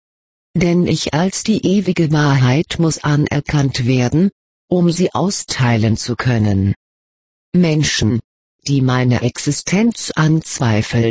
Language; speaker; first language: German; native; German